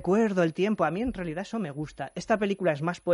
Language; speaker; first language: Spanish; native; Spanish